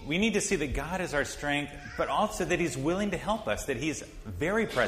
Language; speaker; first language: English; native; English